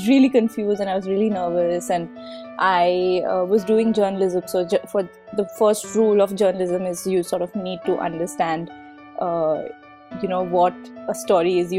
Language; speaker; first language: English; non-native, local second language; Hindi